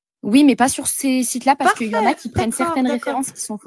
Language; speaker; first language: French; native; French